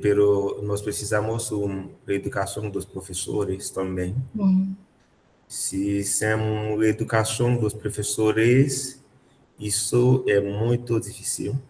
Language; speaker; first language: Portuguese; non-native, learner; Haitian Creole